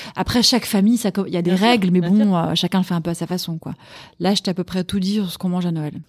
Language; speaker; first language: French; native; French